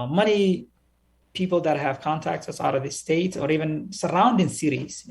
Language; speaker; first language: English; early bilingual, other home language; Somali